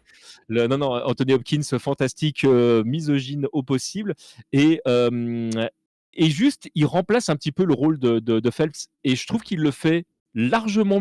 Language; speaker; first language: French; native; French